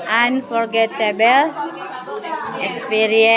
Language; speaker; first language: English; non-native, learner; Indonesian